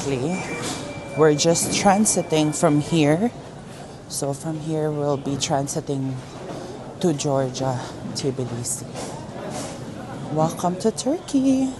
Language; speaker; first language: English; non-native, local second language; Filipino